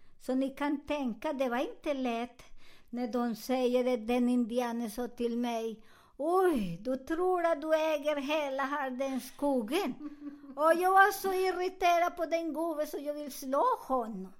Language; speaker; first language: Swedish; non-native, learner; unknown